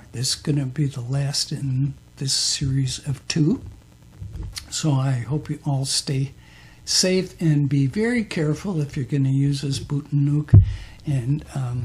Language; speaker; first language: English; native; English